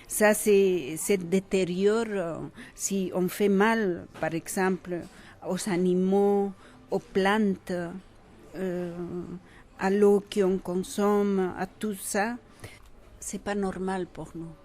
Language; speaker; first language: French; non-native, fluent; Quechua